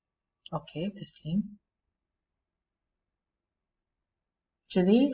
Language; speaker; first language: Arabic; native; Arabic